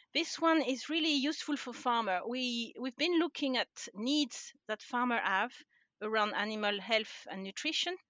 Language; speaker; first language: English; non-native, fluent; French